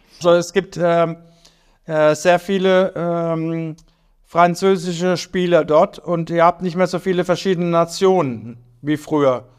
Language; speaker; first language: German; native; German